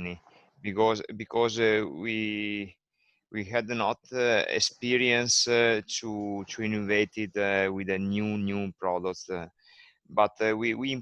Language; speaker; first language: English; non-native, learner; Italian